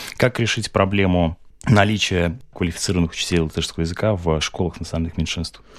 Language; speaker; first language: Russian; native; Russian